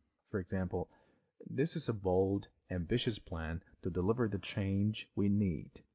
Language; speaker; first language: English; non-native, fluent; Chinese